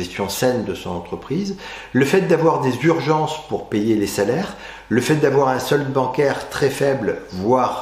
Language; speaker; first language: French; native; French